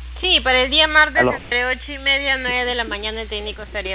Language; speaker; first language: Spanish; native; Spanish